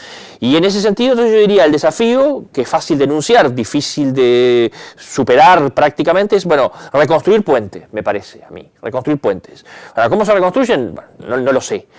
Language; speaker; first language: Spanish; native; Spanish